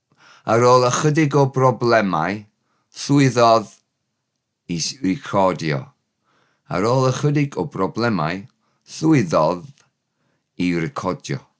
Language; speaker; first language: Welsh; non-native, learner; English